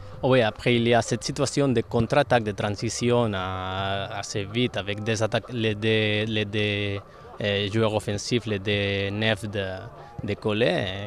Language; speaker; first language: French; non-native, fluent; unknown